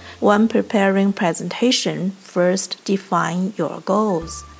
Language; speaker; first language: English; non-native, fluent; Chinese